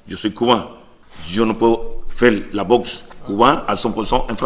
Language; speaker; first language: French; non-native, learner; Spanish